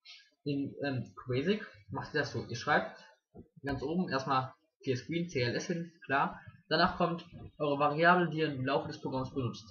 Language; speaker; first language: German; native; German